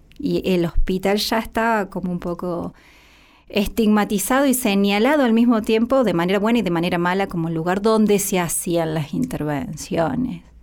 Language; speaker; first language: Spanish; native; Spanish